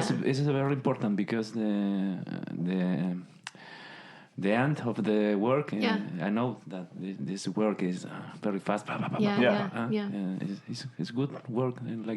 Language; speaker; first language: English; non-native, learner; Spanish